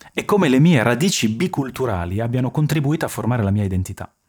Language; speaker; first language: Italian; early bilingual, other home language; French